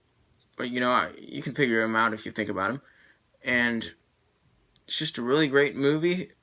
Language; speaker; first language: English; native; English